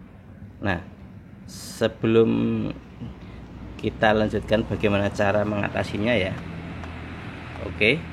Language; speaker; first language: Indonesian; native; Indonesian